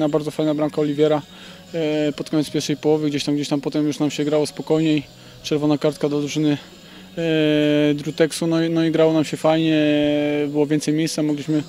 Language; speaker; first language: Polish; native; Polish